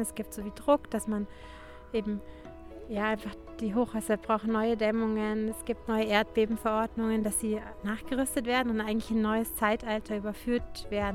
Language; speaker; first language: German; native; German